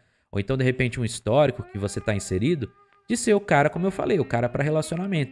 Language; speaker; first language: Portuguese; native; Portuguese